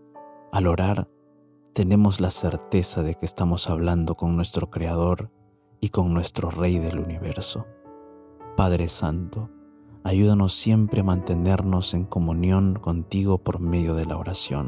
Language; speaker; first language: Spanish; native; Spanish